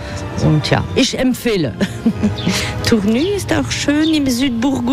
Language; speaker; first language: German; non-native, learner; French